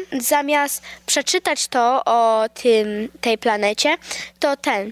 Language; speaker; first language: Polish; early bilingual, heritage; Polish